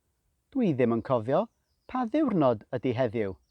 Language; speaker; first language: Welsh; non-native, fluent; English